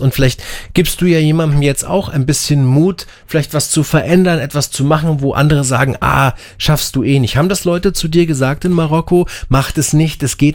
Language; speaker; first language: German; native; German